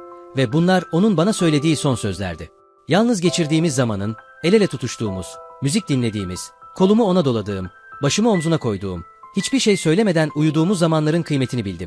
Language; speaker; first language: Turkish; native; Turkish